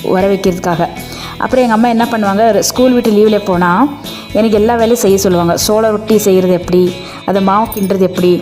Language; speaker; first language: Tamil; non-native, local second language; Kannada